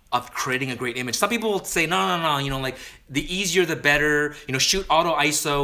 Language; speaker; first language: English; native; English